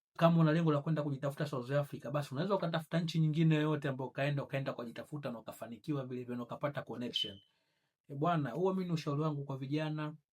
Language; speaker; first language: Swahili; native; Swahili